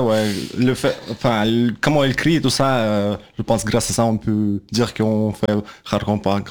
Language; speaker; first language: French; non-native, fluent; Russian